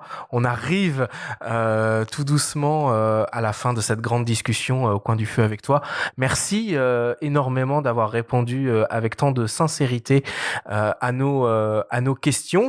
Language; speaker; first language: French; native; French